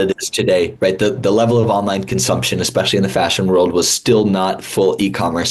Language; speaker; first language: English; native; English